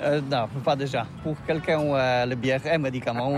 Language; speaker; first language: French; non-native, learner; Polish